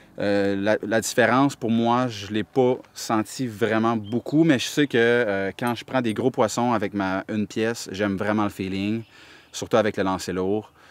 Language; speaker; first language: French; native; French